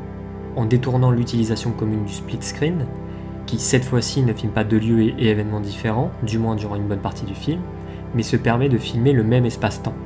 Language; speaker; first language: French; native; French